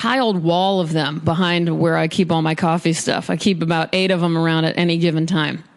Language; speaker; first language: English; native; English